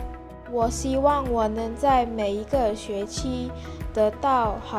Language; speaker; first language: Chinese; non-native, learner; Malay